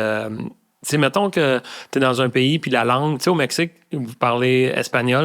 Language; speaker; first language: French; native; French